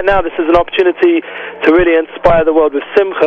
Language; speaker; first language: English; native; English